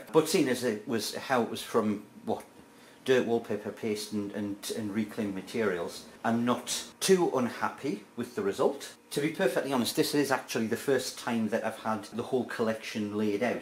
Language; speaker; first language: English; native; English